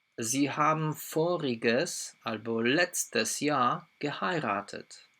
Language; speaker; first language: German; non-native, fluent; Polish